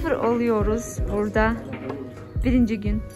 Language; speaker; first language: Turkish; non-native, learner; Kazakh